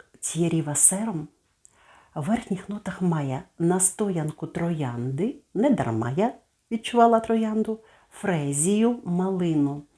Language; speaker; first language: Ukrainian; native; Ukrainian